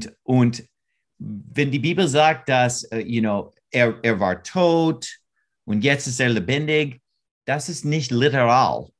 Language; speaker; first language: German; non-native, learner; English